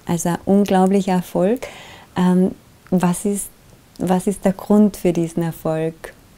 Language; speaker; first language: German; native; German